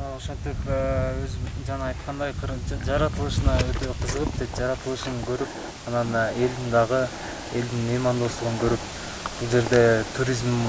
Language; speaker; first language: Kyrgyz; non-native, fluent; French